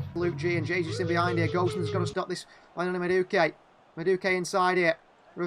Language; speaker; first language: English; native; English